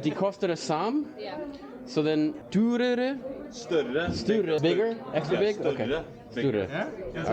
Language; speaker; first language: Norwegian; non-native, learner; English